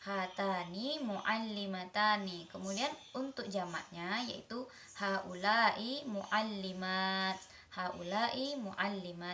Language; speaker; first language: Indonesian; native; Indonesian